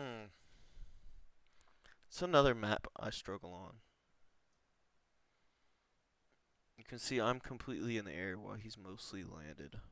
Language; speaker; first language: English; native; English